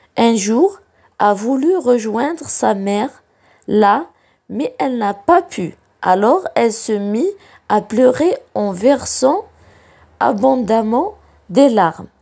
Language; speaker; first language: French; non-native, local second language; Arabic